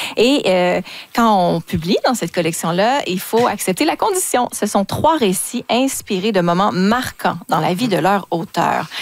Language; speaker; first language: French; native; French